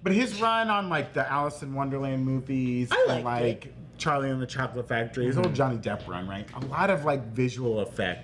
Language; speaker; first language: English; native; English